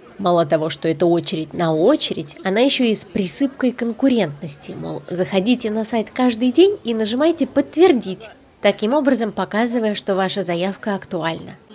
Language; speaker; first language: Russian; native; Russian